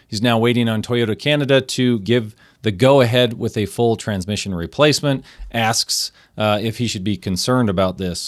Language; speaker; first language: English; native; English